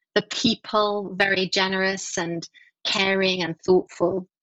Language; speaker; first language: English; native; English